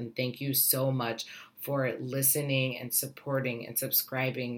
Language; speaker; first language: English; native; English